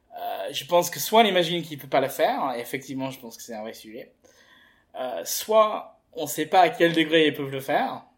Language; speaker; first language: French; early bilingual, heritage; French